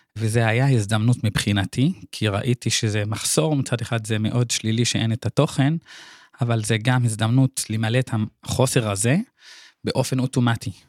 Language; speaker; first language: Hebrew; non-native, local second language; Arabic